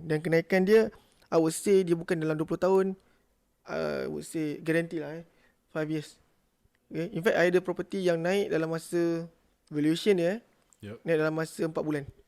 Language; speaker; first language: Malay; native; Malay